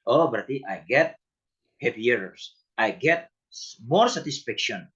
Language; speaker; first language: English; non-native, fluent; Indonesian